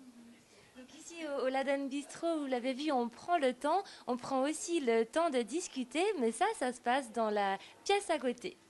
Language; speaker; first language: French; native; French